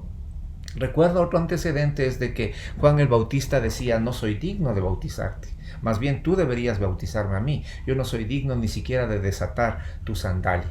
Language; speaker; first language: Spanish; native; Spanish